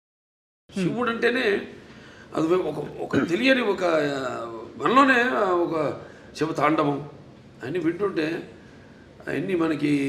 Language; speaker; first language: Telugu; native; Telugu